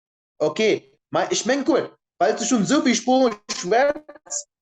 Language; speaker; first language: German; non-native, local second language; Luxembourgish